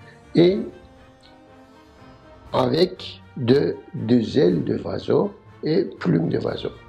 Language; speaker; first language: French; non-native, learner; Turkish